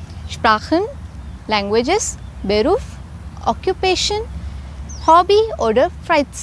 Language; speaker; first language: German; non-native, fluent; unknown